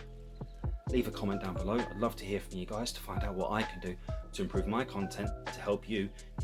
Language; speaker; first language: English; native; English